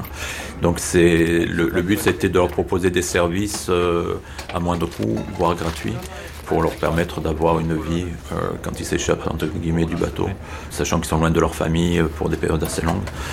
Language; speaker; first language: French; native; French